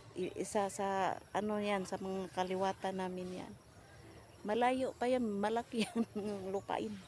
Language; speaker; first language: Filipino; non-native, local second language; Cebuano